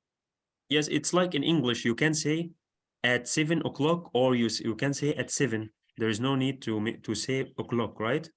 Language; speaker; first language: English; non-native, fluent; Arabic